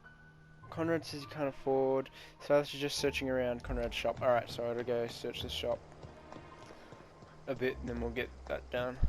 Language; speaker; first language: English; native; English